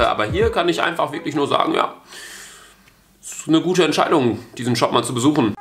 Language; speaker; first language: German; native; German